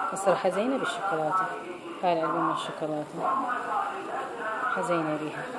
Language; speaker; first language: Arabic; native; Arabic